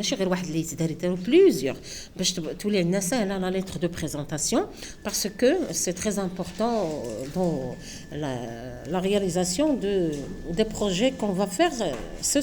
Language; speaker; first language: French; non-native, local second language; Arabic